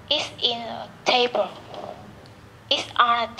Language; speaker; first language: English; non-native, learner; Vietnamese